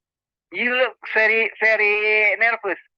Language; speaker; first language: English; non-native, learner; Indonesian